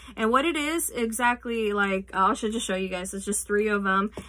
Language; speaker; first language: English; native; English